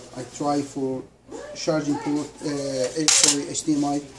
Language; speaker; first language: English; non-native, learner; Persian